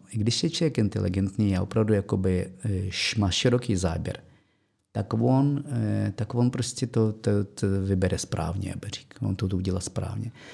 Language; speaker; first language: Czech; non-native, fluent; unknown